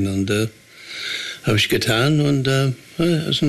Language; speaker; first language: German; non-native, learner; English